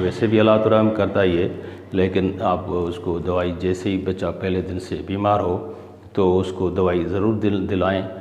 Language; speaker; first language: Urdu; non-native, local second language; Sindhi